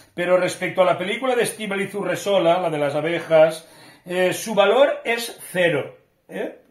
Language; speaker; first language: Spanish; non-native, local second language; Catalan